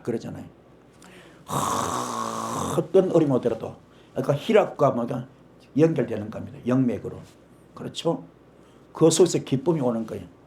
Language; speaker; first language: Korean; native; Korean